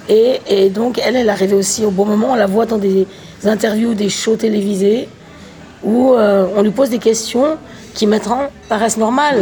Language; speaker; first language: French; native; French